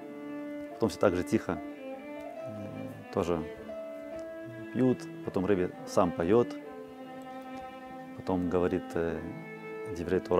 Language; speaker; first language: Russian; native; Russian